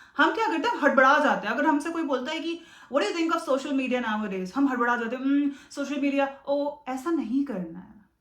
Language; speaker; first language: Hindi; native; Hindi